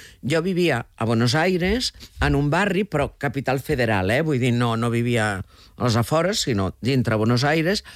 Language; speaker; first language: Catalan; early bilingual, heritage; Catalan